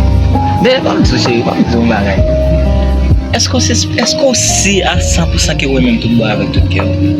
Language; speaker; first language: Haitian Creole; native; Haitian Creole